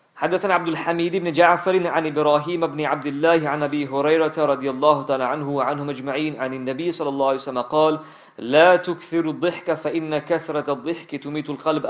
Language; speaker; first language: Arabic; non-native, fluent; English